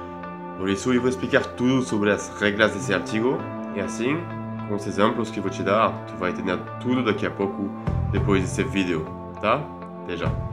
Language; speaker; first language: Portuguese; non-native, fluent; French